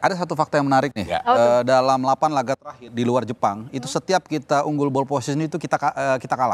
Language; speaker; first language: Indonesian; native; Indonesian